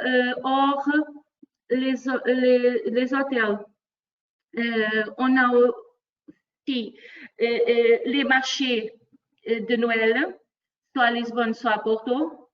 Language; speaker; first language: French; non-native, fluent; Portuguese